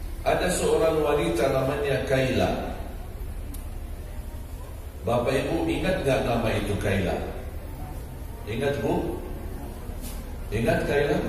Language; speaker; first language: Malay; non-native, fluent; Arabic